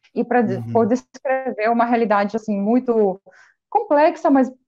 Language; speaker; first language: Portuguese; non-native, fluent; Russian